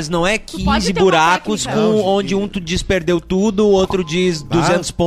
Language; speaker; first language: Portuguese; native; Portuguese